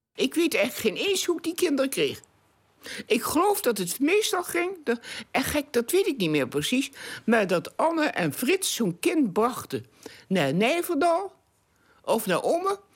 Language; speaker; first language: Dutch; native; Dutch